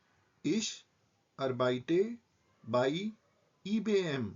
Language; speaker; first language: German; non-native, learner; Hindi